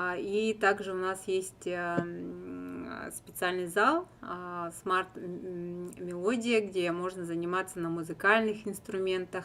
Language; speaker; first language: Russian; native; Russian